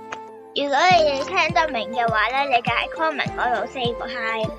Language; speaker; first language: Chinese; early bilingual, heritage; Cantonese